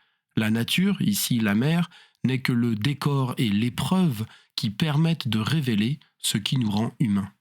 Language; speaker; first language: French; native; French